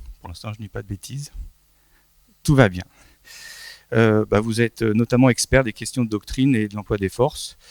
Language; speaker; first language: French; native; French